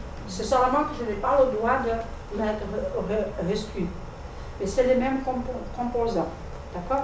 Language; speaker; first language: French; non-native, fluent; Portuguese